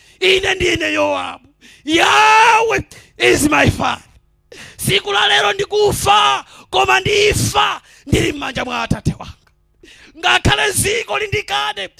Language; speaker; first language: Nyanja; non-native, local second language; Tumbuka